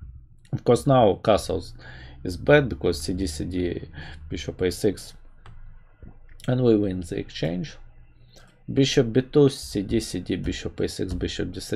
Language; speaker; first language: English; non-native, fluent; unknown